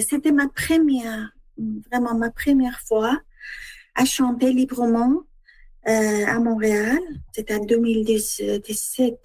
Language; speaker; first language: French; non-native, learner; Persian